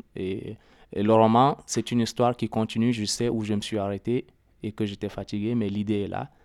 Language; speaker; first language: French; non-native, local second language; Arabic